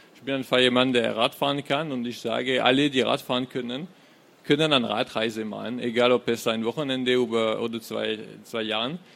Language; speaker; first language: German; non-native, fluent; French